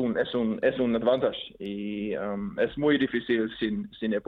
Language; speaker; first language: Spanish; non-native, learner; German